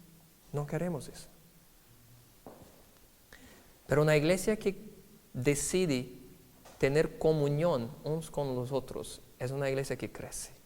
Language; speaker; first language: Spanish; non-native, fluent; Portuguese